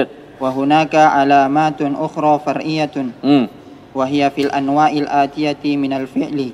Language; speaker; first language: Arabic; non-native, learner; Indonesian